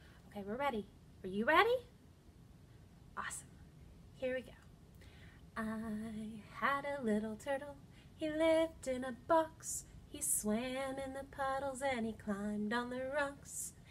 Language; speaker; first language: English; native; English